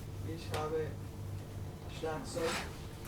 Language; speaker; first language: German; non-native, learner; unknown